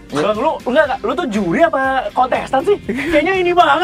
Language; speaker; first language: Indonesian; native; Indonesian